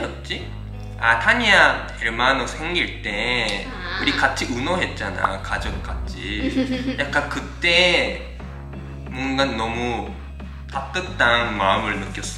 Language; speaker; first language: Korean; non-native, fluent; Japanese